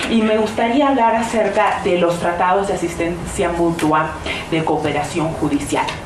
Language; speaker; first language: Spanish; early bilingual, heritage; Spanish